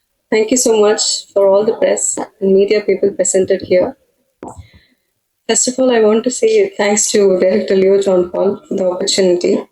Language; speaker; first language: English; non-native, local second language; Tamil